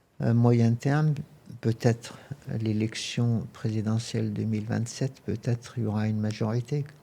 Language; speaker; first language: French; non-native, fluent; Arabic